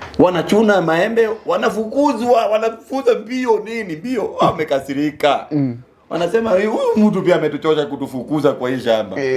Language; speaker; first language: Swahili; non-native, local second language; Luo (Kenya and Tanzania)